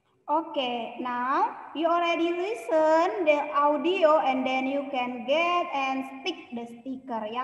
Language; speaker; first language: English; non-native, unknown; Indonesian